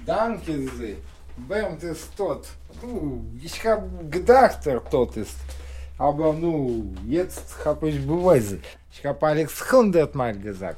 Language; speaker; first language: German; non-native, learner; Russian